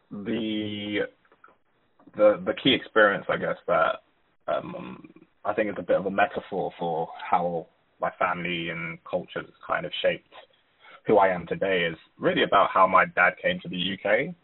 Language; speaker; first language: English; native; English